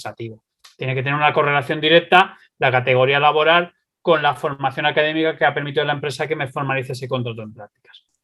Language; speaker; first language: Spanish; native; Spanish